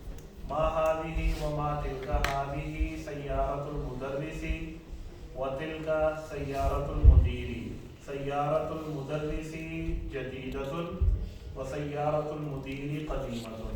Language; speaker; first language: Arabic; non-native, fluent; Urdu